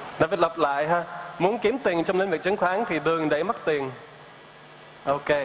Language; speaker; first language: Vietnamese; non-native, fluent; English